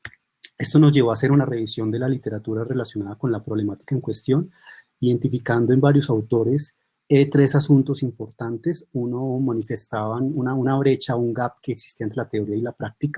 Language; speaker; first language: Spanish; native; Spanish